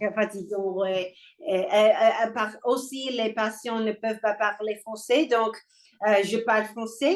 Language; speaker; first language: French; non-native, learner; English